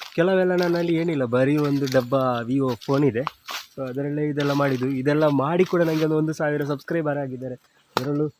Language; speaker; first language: Kannada; non-native, local second language; Tulu